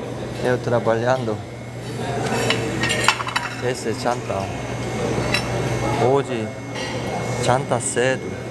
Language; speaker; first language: Portuguese; non-native, learner; Korean